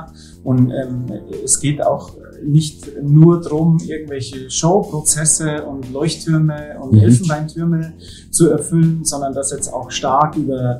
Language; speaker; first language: German; native; German